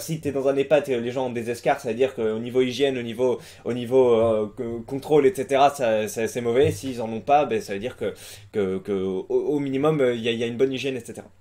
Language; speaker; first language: French; native; French